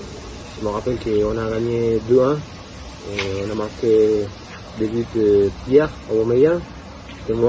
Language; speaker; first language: French; non-native, fluent; Spanish